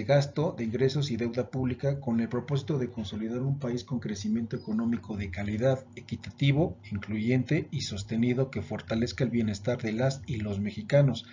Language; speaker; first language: Spanish; native; Spanish